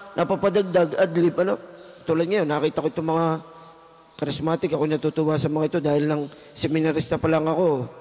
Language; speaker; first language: Filipino; native; Filipino